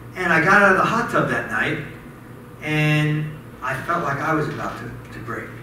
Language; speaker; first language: English; native; English